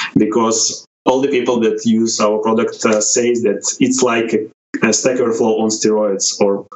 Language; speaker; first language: English; non-native, fluent; Ukrainian